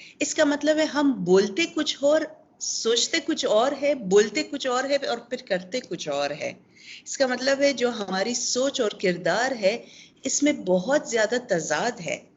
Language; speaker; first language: Urdu; non-native, local second language; Pashto